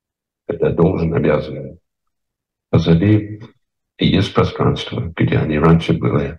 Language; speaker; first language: Russian; non-native, fluent; English